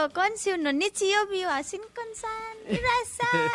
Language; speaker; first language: Japanese; non-native, learner; Nepali